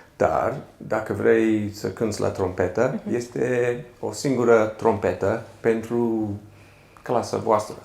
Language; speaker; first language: Romanian; non-native, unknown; English